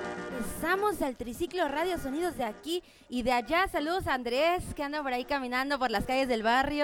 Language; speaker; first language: Spanish; native; Spanish